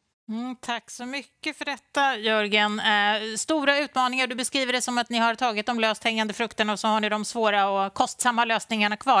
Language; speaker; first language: Swedish; native; Swedish